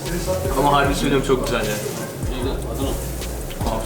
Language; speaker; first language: Turkish; native; Turkish